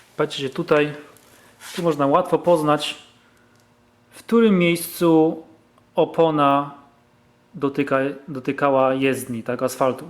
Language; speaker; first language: Polish; early bilingual, heritage; Polish